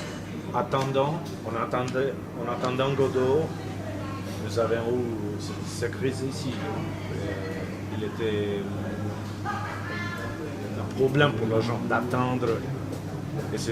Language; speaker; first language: French; non-native, fluent; Italian